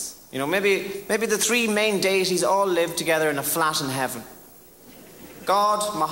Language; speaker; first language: English; native; English